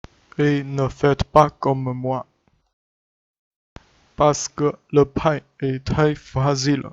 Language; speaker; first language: French; non-native, learner; Chinese